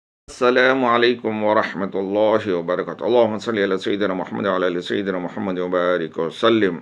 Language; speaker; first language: Arabic; non-native, fluent; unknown